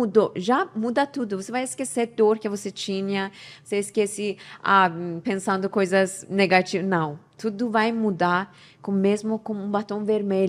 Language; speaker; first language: Portuguese; non-native, learner; Persian